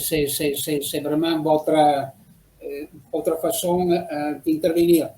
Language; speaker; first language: French; non-native, fluent; Italian